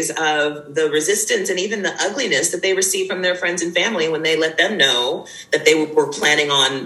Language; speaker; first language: English; native; English